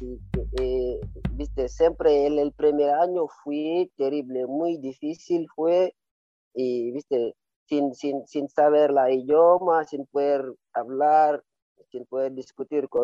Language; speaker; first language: Spanish; non-native, learner; Wolof